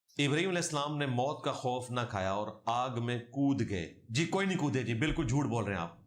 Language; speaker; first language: Urdu; non-native, local second language; Punjabi